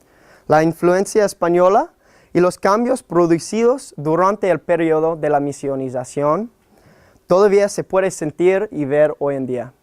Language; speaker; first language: Spanish; non-native, learner; English